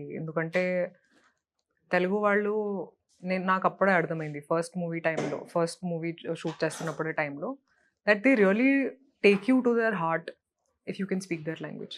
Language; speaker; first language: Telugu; non-native, local second language; Hindi